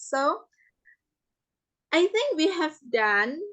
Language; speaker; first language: English; non-native, fluent; Indonesian